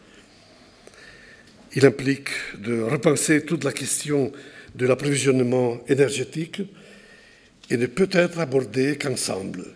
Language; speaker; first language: French; non-native, fluent; Italian